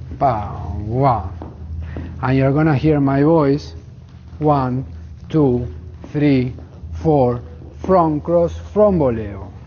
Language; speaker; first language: English; non-native, fluent; Spanish